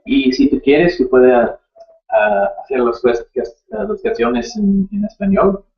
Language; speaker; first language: Spanish; non-native, learner; English